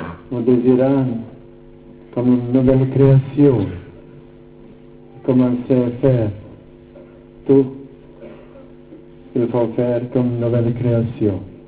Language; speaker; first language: French; non-native, learner; Croatian